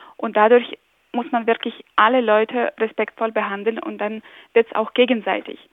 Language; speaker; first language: German; non-native, fluent; Ukrainian